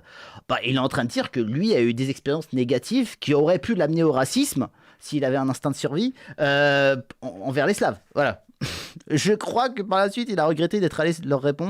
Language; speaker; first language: French; native; French